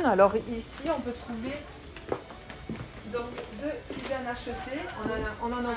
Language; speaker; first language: French; native; French